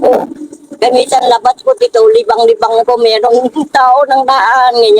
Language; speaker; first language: Filipino; non-native, learner; Vietnamese